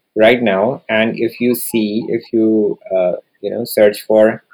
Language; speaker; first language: English; non-native, local second language; Hindi